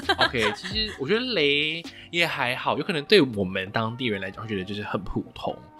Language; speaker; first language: Chinese; native; Chinese